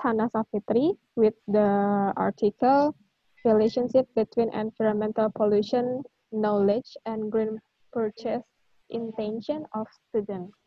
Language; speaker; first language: English; non-native, fluent; Indonesian